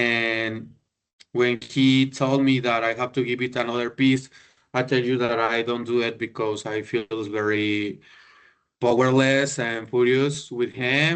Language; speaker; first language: English; non-native, learner; Spanish